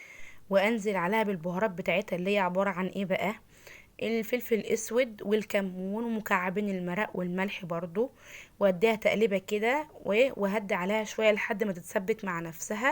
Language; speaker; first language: Arabic; native; Arabic